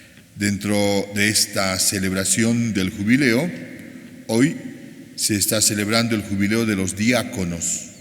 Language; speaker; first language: Spanish; native; Spanish